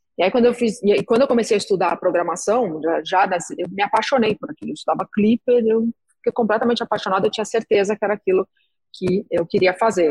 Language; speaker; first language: Portuguese; native; Portuguese